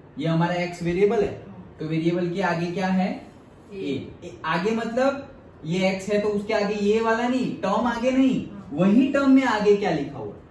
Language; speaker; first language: Hindi; non-native, local second language; Gujarati